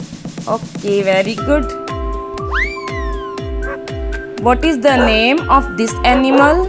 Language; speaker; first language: English; non-native, local second language; Hindi